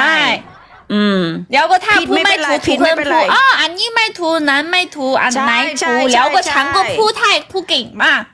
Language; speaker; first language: Thai; non-native, learner; Chinese